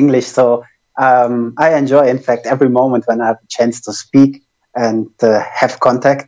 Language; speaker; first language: English; non-native, fluent; German